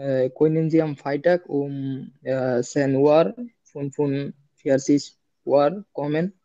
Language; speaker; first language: German; non-native, learner; Bangla